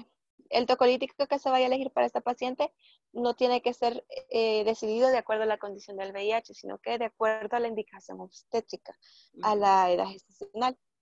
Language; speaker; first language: Spanish; native; Spanish